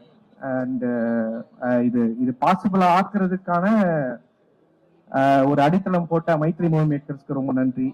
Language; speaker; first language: Tamil; native; Tamil